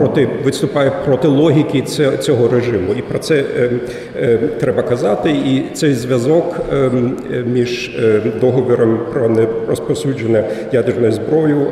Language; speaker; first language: Ukrainian; non-native, fluent; German